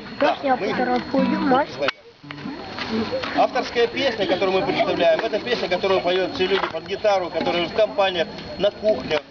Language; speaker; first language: Russian; native; Russian